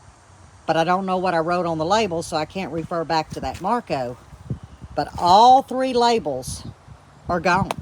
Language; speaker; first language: English; native; English